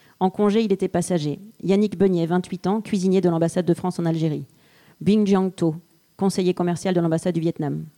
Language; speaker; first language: French; native; French